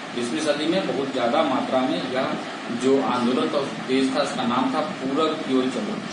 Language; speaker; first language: Hindi; native; Hindi